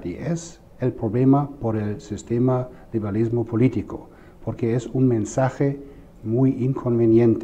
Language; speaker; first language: Spanish; non-native, fluent; German